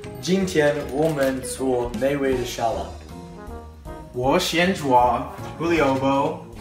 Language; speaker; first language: Chinese; non-native, learner; English